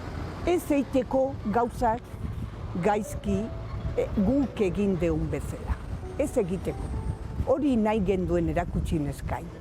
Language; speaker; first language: Basque; non-native, local second language; Spanish